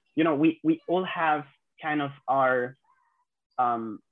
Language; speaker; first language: English; non-native, fluent; French